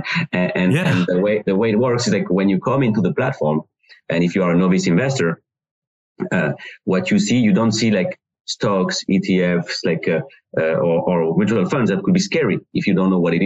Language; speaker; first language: English; non-native, fluent; French